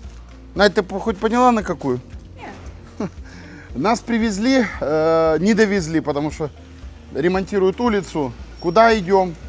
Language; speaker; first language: Russian; native; Russian